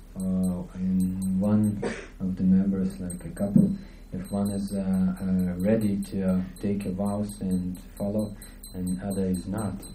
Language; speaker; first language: English; non-native, fluent; Lithuanian